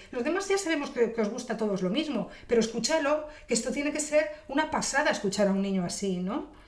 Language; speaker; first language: Spanish; native; Spanish